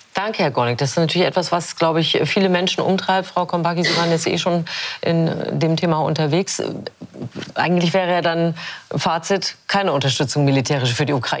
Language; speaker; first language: German; native; German